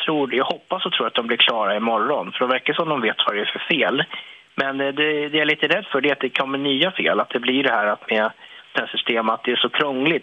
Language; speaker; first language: Swedish; native; Swedish